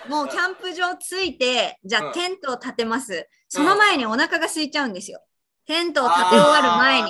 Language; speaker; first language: Japanese; native; Japanese